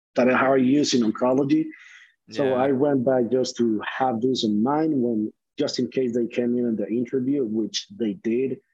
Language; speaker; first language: English; non-native, fluent; Spanish